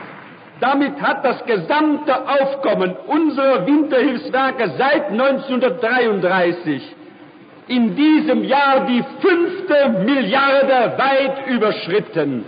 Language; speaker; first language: German; native; German